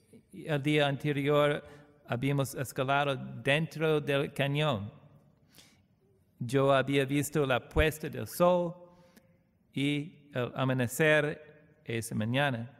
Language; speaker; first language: Spanish; non-native, learner; English